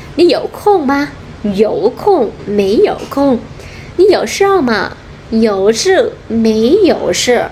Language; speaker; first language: Chinese; non-native, fluent; Vietnamese